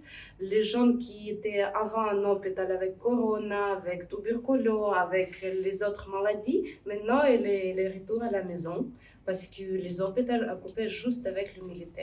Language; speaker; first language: French; non-native, learner; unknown